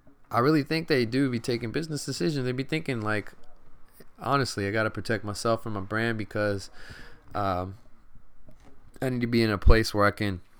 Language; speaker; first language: English; early bilingual, other home language; Spanish